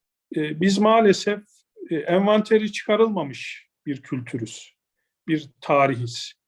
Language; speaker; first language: Turkish; native; Turkish